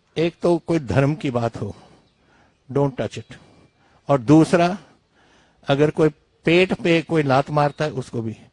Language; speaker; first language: Hindi; non-native, local second language; Punjabi